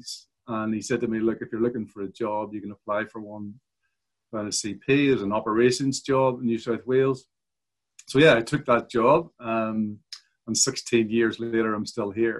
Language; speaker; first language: English; native; English